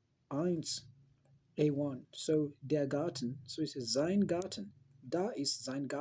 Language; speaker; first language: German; non-native, learner; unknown